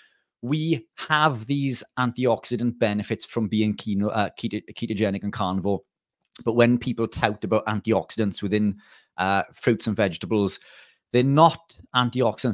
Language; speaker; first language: English; native; English